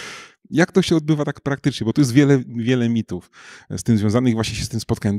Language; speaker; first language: Polish; native; Polish